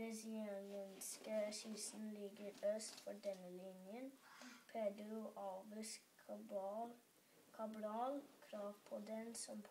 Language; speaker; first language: Norwegian; early bilingual, other home language; English